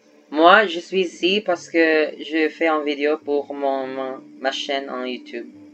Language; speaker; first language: French; non-native, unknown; Filipino